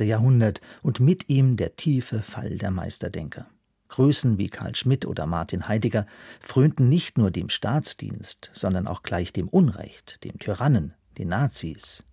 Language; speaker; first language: German; native; German